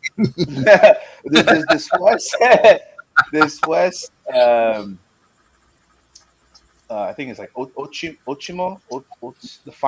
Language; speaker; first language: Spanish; non-native, learner; English